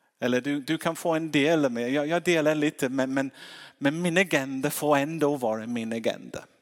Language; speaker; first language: Swedish; non-native, fluent; English